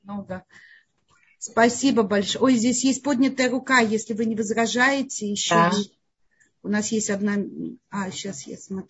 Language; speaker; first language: Russian; native; Russian